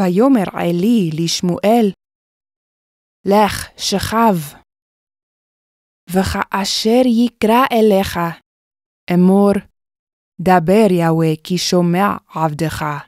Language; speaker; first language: Hebrew; non-native, fluent; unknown